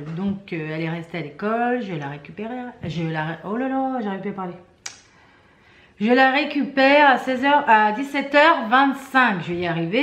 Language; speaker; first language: French; native; French